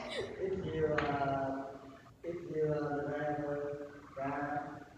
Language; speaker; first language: English; non-native, learner; Vietnamese